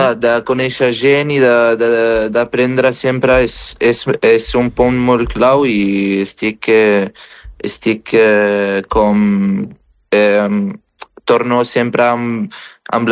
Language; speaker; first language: Catalan; non-native, fluent; Arabic